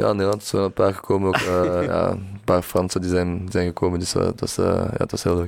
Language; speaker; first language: Dutch; non-native, local second language; French